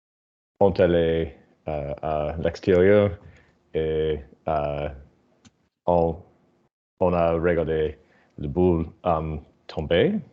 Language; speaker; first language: French; non-native, learner; English